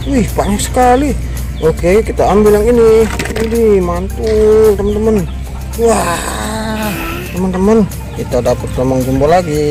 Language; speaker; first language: Indonesian; native; Indonesian